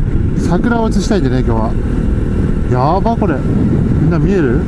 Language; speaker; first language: Japanese; native; Japanese